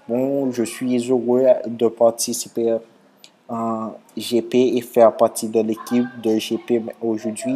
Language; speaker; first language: French; non-native, local second language; Haitian Creole